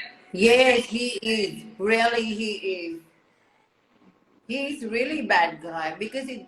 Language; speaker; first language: English; non-native, learner; Hindi